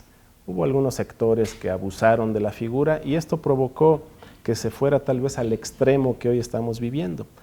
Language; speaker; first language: Spanish; native; Spanish